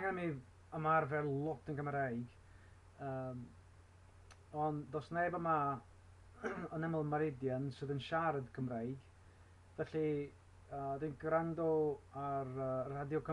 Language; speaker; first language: Welsh; non-native, learner; English